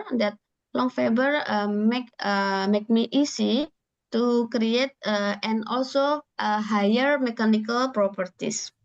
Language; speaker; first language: English; non-native, learner; Indonesian